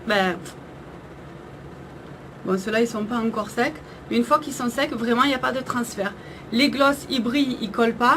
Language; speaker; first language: French; native; French